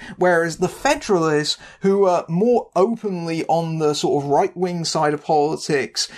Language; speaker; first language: English; native; English